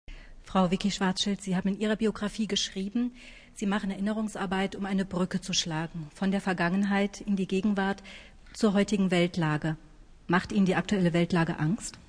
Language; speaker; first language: German; native; German